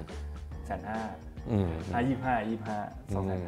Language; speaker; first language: Thai; native; Thai